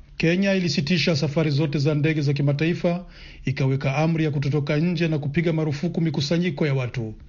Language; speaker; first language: Swahili; non-native, local second language; Rundi